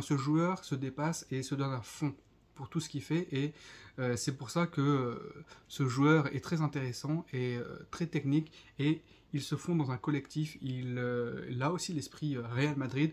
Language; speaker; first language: French; native; French